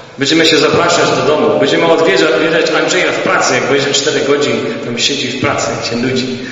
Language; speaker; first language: Polish; early bilingual, heritage; Polish